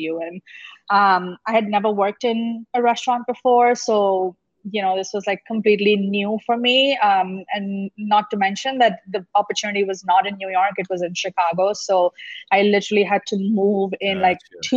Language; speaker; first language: English; non-native, local second language; Gujarati